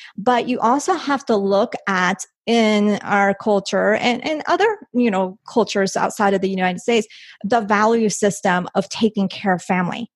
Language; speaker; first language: English; early bilingual, other home language; Spanish